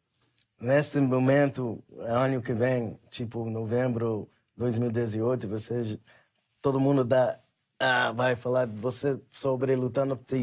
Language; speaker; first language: Portuguese; non-native, learner; English